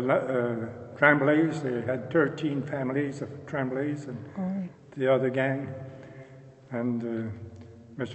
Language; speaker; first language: English; non-native, local second language; French